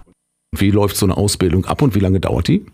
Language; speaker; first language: German; native; German